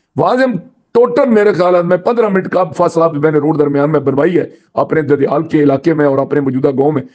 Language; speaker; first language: Urdu; non-native, local second language; Punjabi